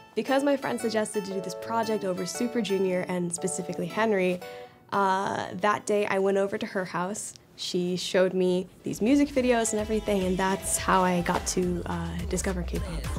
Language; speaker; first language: English; native; English